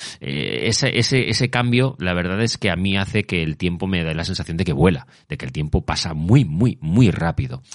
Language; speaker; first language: Spanish; native; Spanish